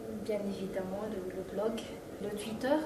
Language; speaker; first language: French; non-native, local second language; Malagasy